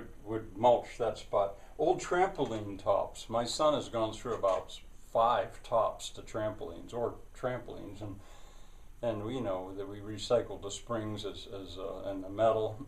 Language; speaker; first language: English; native; English